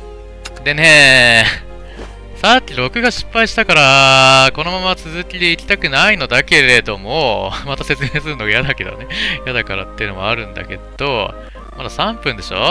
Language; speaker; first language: Japanese; native; Japanese